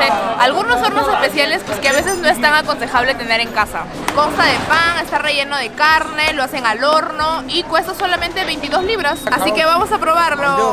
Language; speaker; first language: Spanish; native; Spanish